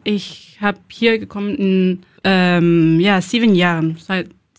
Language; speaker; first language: German; non-native, learner; Spanish